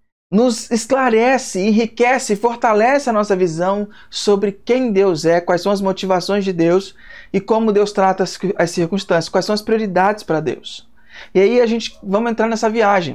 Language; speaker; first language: Portuguese; native; Portuguese